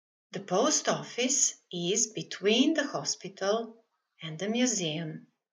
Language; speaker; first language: English; non-native, fluent; Serbian